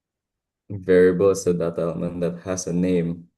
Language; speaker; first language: English; non-native, fluent; Indonesian